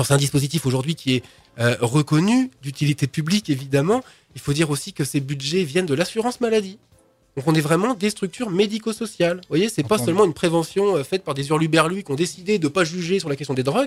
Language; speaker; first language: French; native; French